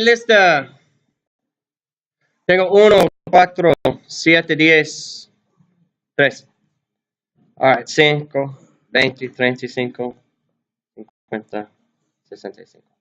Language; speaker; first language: Spanish; non-native, learner; English